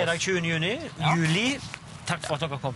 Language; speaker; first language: Norwegian; native; Norwegian